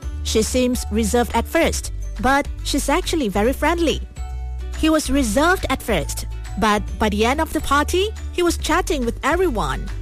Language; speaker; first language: English; non-native, local second language; Chinese